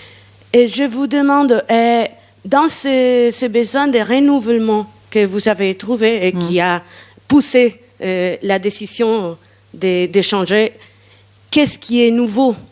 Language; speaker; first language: French; non-native, fluent; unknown